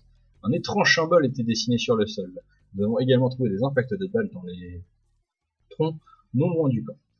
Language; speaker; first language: French; native; French